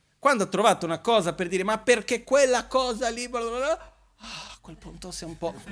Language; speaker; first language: Italian; non-native, fluent; Portuguese